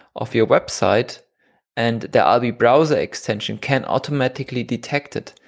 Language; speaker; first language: English; non-native, fluent; German